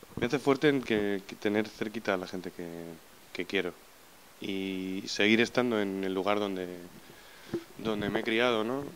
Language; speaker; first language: Spanish; native; Spanish